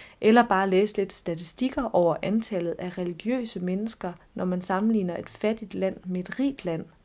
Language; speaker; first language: Danish; native; Danish